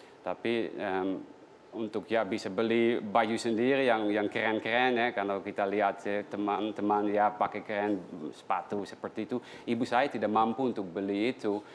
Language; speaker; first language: Indonesian; non-native, fluent; Dutch